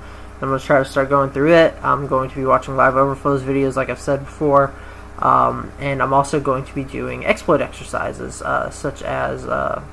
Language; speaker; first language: English; native; English